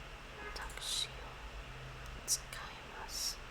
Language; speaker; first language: Japanese; non-native, learner; English